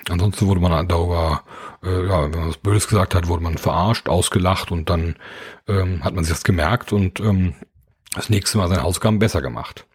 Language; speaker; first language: German; native; German